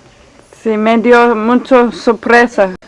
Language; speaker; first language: Spanish; non-native, learner; English